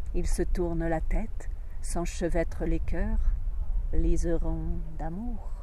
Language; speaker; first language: French; native; French